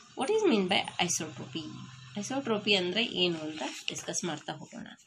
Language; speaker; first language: English; non-native, local second language; Kannada